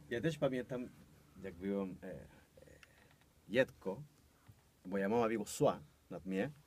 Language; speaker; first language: Polish; non-native, learner; Spanish